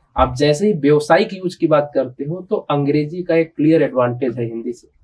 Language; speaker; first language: Hindi; native; Hindi